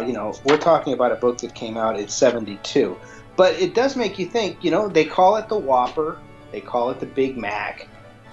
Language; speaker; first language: English; native; English